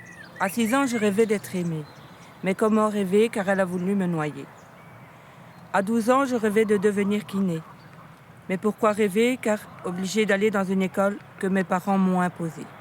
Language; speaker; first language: French; native; French